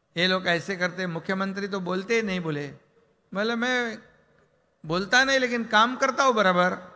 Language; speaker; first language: Hindi; non-native, local second language; Marathi